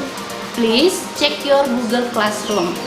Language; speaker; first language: English; non-native, learner; Indonesian